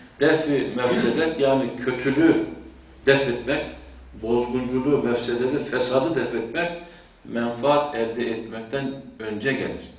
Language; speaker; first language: Turkish; native; Turkish